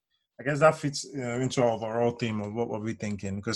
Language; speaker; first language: English; non-native, local second language; Yoruba